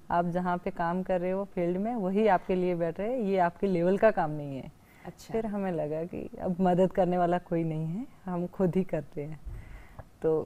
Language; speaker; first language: Hindi; native; Hindi